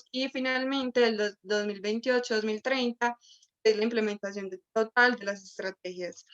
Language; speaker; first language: Spanish; native; Spanish